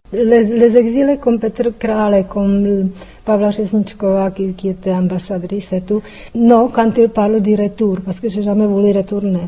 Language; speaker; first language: French; non-native, fluent; Czech